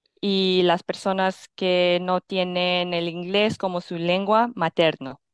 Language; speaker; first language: Spanish; non-native, fluent; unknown